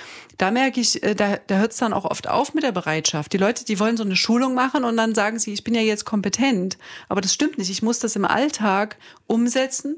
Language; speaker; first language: German; native; German